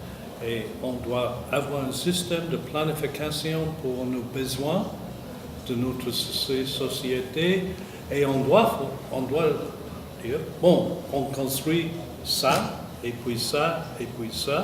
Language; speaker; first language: French; non-native, fluent; English